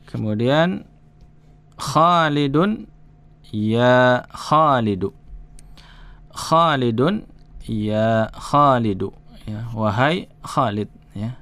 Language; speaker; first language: Arabic; non-native, fluent; Indonesian